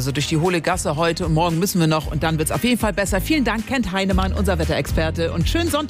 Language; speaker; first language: German; native; German